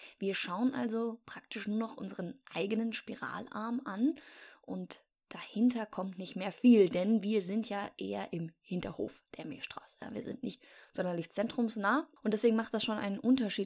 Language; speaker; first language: German; native; German